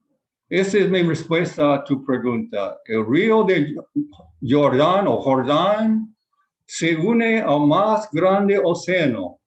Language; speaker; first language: Spanish; non-native, fluent; Japanese